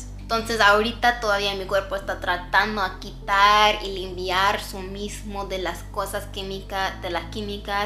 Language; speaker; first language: Spanish; non-native, fluent; English